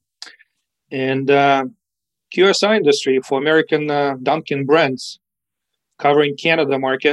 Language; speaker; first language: English; non-native, fluent; Ukrainian